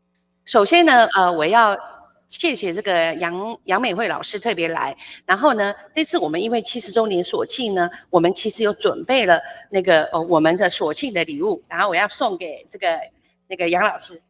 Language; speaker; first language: Chinese; native; Chinese